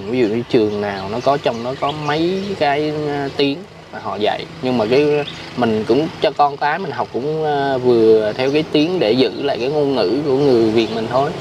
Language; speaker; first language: Vietnamese; native; Vietnamese